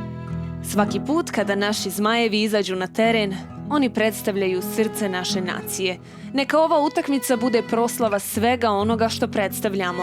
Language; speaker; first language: Bosnian; native; Bosnian